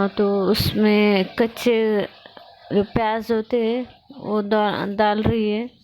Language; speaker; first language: Hindi; non-native, local second language; Marathi